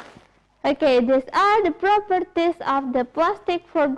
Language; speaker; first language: English; non-native, fluent; Indonesian